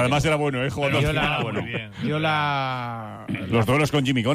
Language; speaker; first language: Spanish; native; Spanish